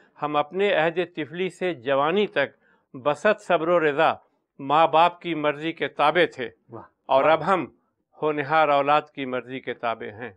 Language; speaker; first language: Urdu; native; Urdu